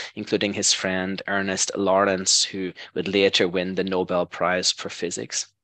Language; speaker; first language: English; native; English